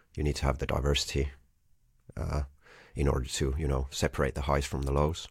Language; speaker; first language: English; non-native, fluent; Finnish